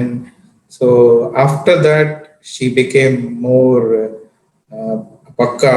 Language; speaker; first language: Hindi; non-native, local second language; Tamil